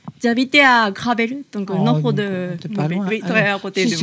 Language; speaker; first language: French; non-native, learner; Japanese